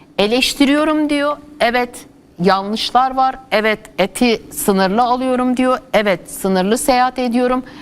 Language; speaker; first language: Turkish; native; Turkish